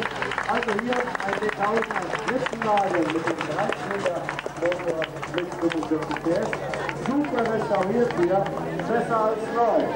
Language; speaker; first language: German; native; German